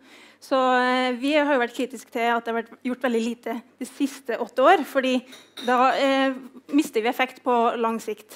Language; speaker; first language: Norwegian; native; Norwegian